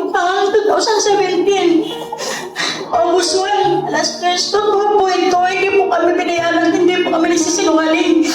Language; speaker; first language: Filipino; native; Filipino